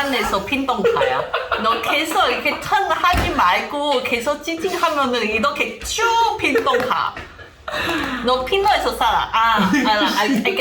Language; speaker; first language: Korean; non-native, learner; Chinese